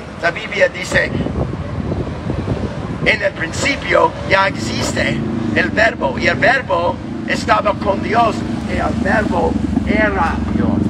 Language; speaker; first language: Spanish; non-native, learner; English